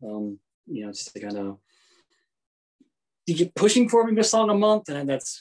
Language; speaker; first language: English; native; English